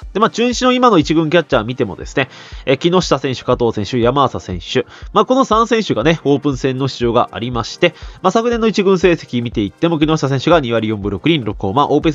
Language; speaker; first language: Japanese; native; Japanese